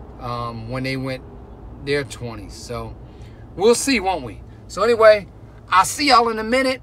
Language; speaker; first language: English; native; English